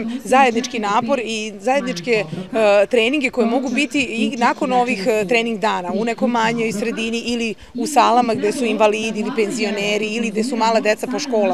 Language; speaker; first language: Serbian; native; Serbian